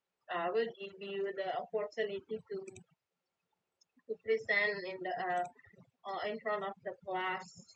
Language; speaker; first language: English; non-native, fluent; Indonesian